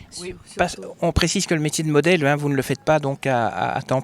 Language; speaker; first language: French; native; French